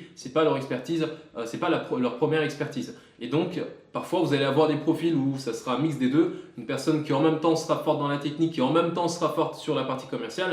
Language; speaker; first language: French; native; French